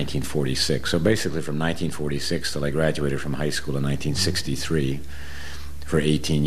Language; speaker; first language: English; native; English